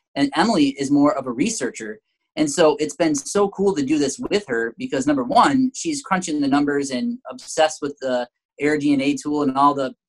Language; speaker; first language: English; native; English